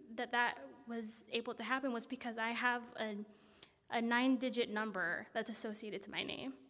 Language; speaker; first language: English; native; English